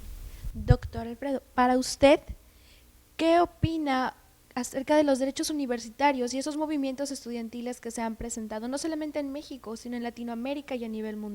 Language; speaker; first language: Spanish; native; Spanish